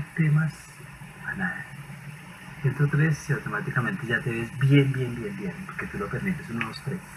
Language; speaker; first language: Spanish; native; Spanish